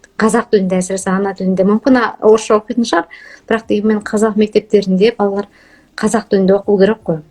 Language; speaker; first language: Kazakh; early bilingual, heritage; Kazakh